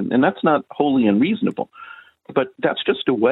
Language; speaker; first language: English; native; English